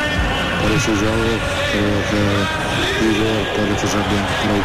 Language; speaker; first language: Portuguese; non-native, learner; Italian